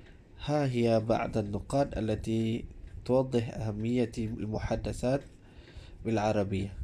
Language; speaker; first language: Arabic; non-native, fluent; Malay